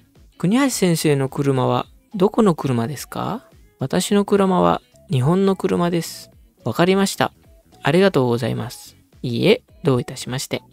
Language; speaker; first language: Japanese; non-native, fluent; Indonesian